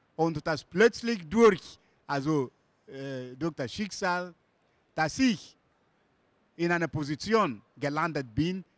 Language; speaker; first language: German; non-native, fluent; Igbo